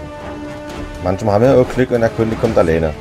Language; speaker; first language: German; native; German